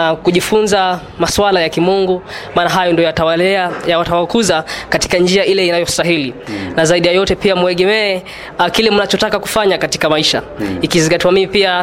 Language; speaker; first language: Swahili; native; Swahili